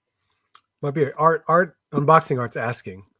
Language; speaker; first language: English; native; English